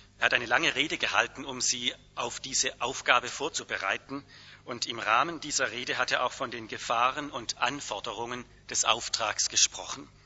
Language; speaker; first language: German; native; German